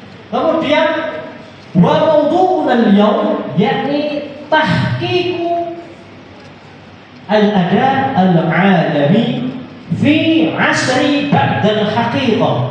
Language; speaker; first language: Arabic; non-native, learner; Indonesian